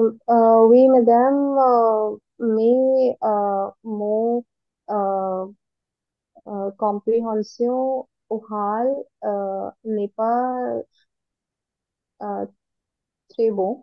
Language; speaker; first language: French; non-native, learner; Hindi